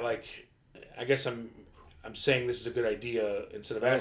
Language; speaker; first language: English; native; English